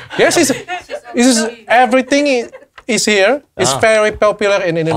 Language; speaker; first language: English; non-native, learner; Indonesian